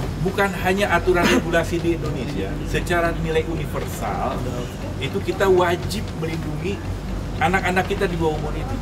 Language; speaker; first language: Indonesian; native; Indonesian